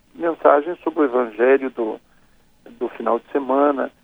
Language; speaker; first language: Portuguese; native; Portuguese